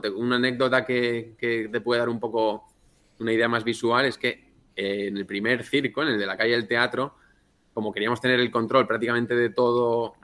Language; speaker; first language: Spanish; native; Spanish